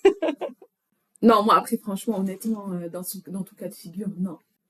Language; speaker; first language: French; native; French